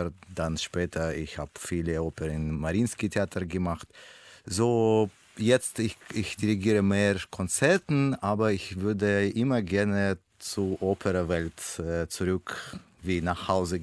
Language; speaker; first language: German; non-native, learner; Russian